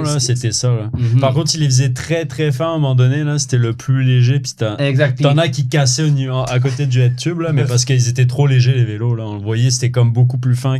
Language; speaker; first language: French; native; French